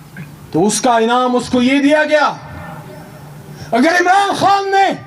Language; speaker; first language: Urdu; native; Urdu